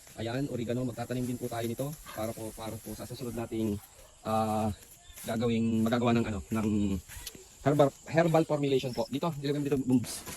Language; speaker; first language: Filipino; native; Filipino